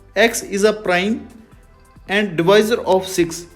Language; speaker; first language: English; non-native, local second language; Punjabi